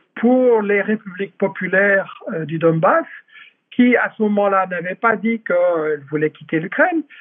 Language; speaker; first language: French; native; French